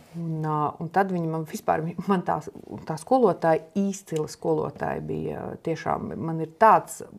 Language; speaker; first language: Latvian; non-native, local second language; Russian